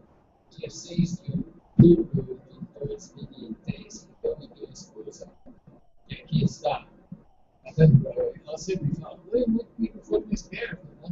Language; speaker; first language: Portuguese; non-native, fluent; English